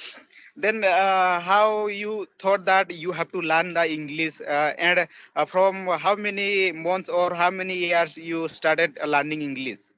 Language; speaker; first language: English; non-native, learner; Odia